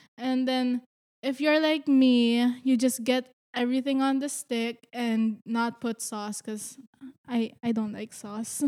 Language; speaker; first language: English; non-native, local second language; Filipino